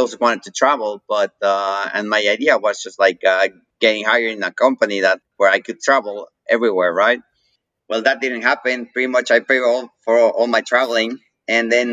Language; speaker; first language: English; non-native, fluent; Spanish